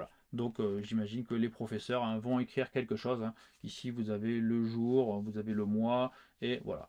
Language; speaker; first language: French; native; French